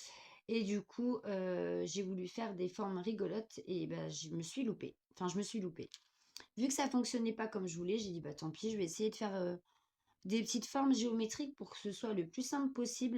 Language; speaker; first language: French; native; French